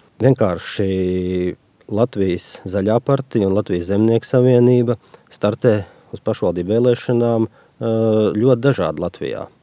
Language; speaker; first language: Latvian; native; Latvian